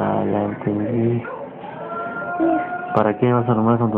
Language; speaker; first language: Spanish; native; Spanish